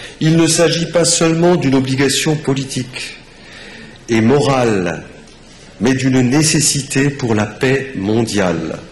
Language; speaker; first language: French; native; French